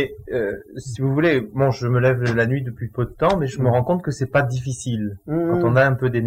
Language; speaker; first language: French; native; French